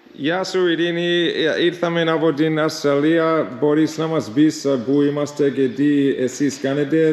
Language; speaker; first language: Greek; early bilingual, heritage; Greek